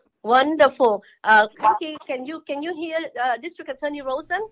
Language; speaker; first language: English; non-native, fluent; Vietnamese